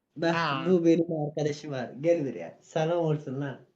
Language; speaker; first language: Turkish; non-native, fluent; Persian